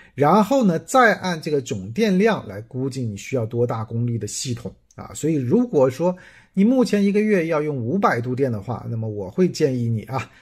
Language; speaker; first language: Chinese; native; Chinese